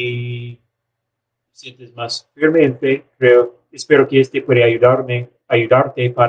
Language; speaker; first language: Spanish; non-native, learner; English